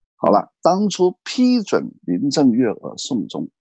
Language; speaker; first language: Chinese; native; Chinese